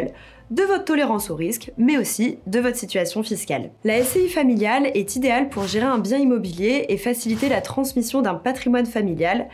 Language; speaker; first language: French; native; French